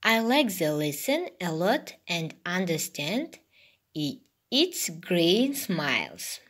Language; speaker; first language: English; non-native, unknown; Kazakh